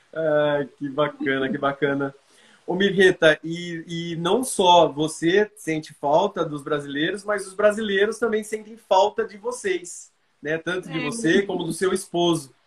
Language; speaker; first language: Portuguese; native; Portuguese